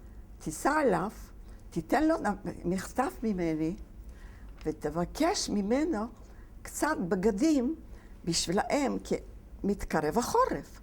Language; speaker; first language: Hebrew; non-native, fluent; Polish